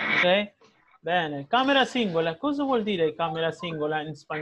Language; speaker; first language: Italian; non-native, fluent; Spanish